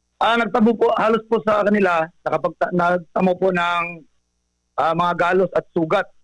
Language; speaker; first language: Filipino; native; Filipino